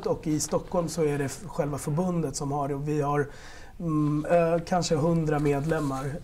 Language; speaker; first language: Swedish; early bilingual, other home language; Spanish